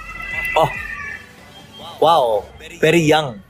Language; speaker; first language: English; non-native, learner; Indonesian